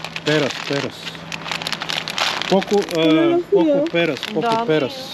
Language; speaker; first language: Spanish; non-native, learner; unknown